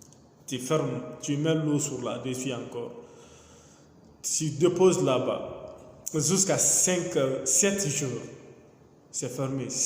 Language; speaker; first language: French; non-native, local second language; Mandingo